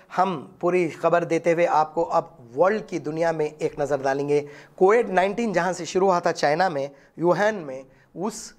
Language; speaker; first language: Hindi; non-native, local second language; Urdu